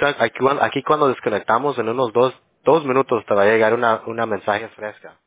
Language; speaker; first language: Spanish; early bilingual, heritage; Spanish